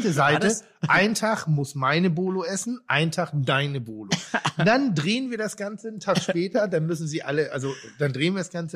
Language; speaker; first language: German; native; German